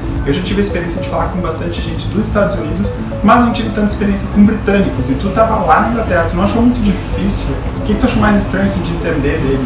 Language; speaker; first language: Portuguese; native; Portuguese